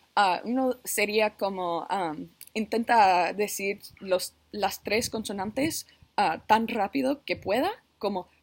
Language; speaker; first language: Spanish; non-native, learner; English